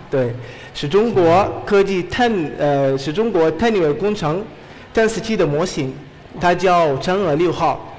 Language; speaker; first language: Chinese; non-native, fluent; Arabic